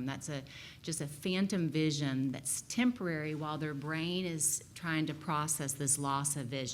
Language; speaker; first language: English; native; English